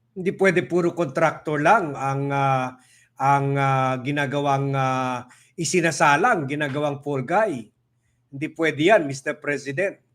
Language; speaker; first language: Filipino; native; Filipino